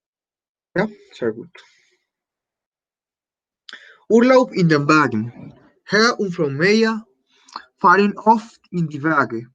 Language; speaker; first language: German; non-native, fluent; Spanish